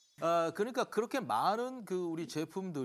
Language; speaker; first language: Korean; native; Korean